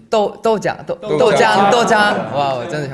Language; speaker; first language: Chinese; non-native, learner; Thai